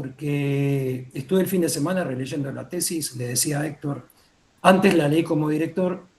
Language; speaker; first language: Spanish; native; Spanish